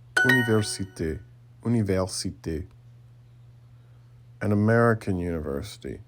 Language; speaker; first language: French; non-native, learner; English